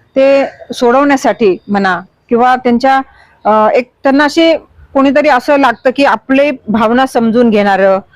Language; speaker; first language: Marathi; native; Marathi